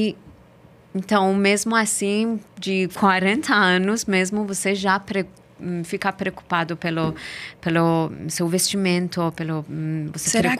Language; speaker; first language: Portuguese; non-native, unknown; Persian